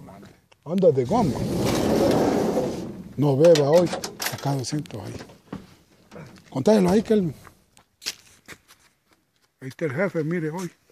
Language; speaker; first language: Spanish; native; Spanish